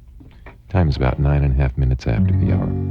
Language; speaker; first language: English; native; English